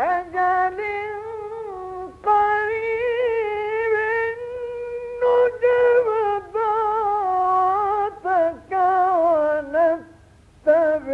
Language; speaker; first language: Arabic; native; Arabic